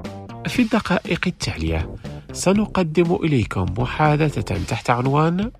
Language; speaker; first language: Arabic; non-native, fluent; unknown